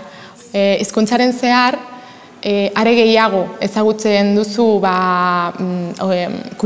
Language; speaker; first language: Basque; non-native, fluent; Spanish